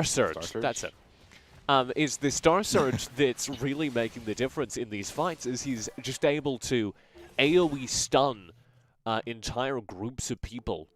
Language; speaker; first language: English; native; English